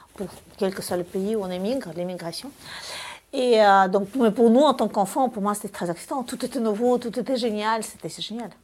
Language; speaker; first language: French; early bilingual, other home language; Russian